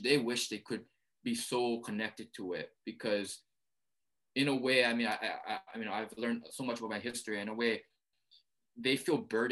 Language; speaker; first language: English; early bilingual, other home language; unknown